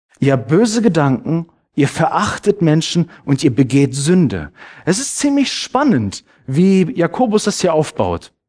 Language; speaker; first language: German; early bilingual, other home language; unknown